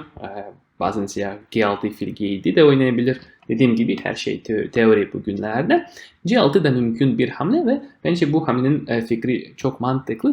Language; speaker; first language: Turkish; non-native, fluent; Russian